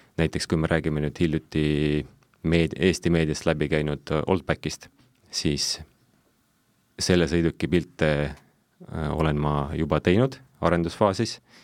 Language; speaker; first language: Estonian; non-native, local second language; Russian